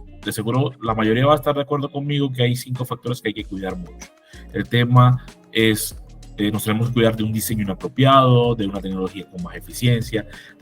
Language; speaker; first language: Spanish; native; Spanish